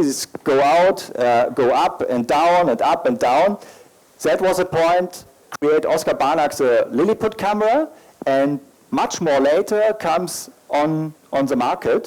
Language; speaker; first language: English; non-native, learner; German